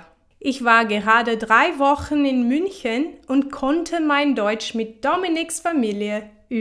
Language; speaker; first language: German; non-native, fluent; Portuguese